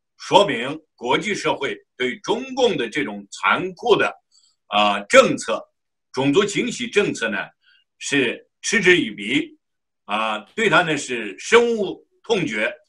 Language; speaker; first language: Chinese; non-native, local second language; Uyghur